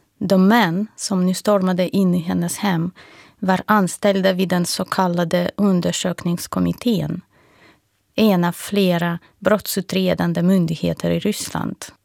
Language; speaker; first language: Swedish; non-native, fluent; Russian